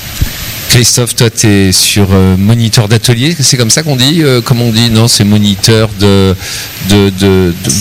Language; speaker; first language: French; native; French